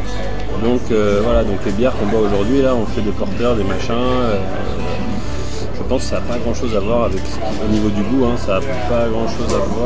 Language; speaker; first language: French; native; French